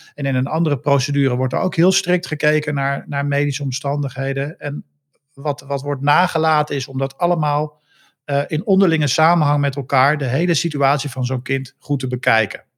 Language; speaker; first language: Dutch; native; Dutch